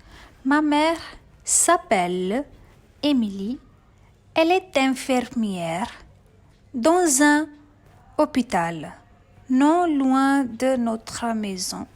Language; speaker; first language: French; non-native, fluent; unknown